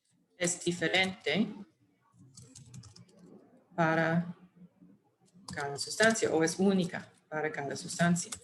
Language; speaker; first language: Spanish; non-native, fluent; English